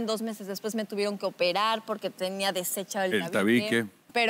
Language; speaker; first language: Spanish; native; Spanish